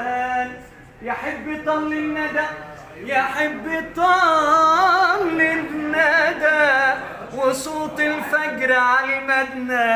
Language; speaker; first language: Arabic; native; Arabic